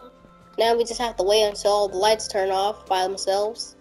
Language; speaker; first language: English; native; English